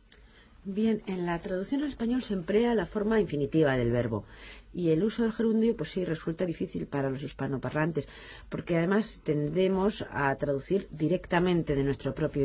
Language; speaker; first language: Spanish; native; Spanish